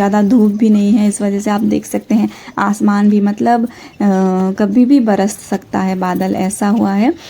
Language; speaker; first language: Hindi; non-native, local second language; Odia